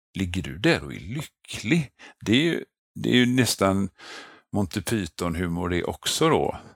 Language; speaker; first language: Swedish; native; Swedish